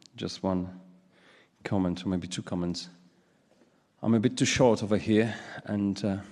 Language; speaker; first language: English; non-native, fluent; Polish